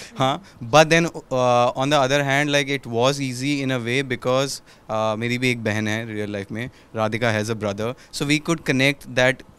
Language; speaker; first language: Hindi; native; Hindi